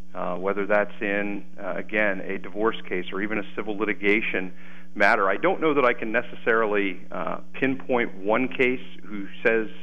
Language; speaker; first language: English; native; English